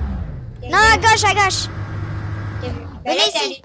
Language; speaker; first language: French; native; French